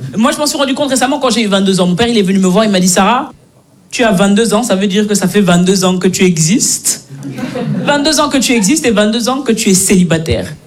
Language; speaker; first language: French; native; French